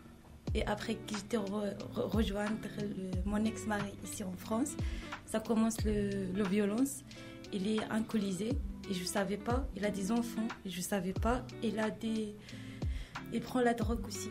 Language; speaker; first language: French; non-native, learner; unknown